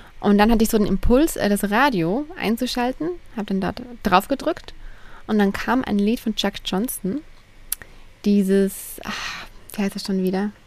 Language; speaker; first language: German; native; German